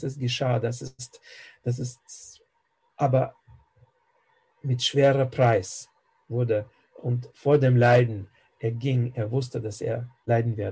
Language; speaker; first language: German; non-native, fluent; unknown